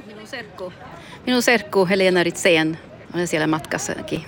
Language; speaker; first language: Finnish; non-native, learner; Swedish